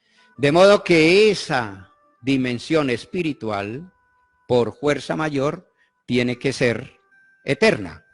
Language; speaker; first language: Spanish; native; Spanish